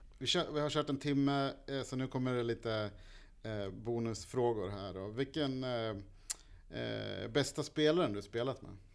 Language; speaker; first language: Swedish; native; Swedish